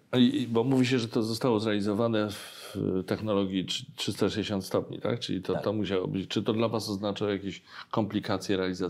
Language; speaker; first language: Polish; native; Polish